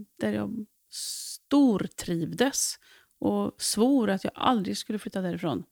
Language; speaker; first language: Swedish; native; Swedish